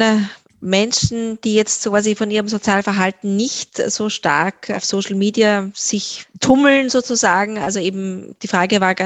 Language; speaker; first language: German; native; German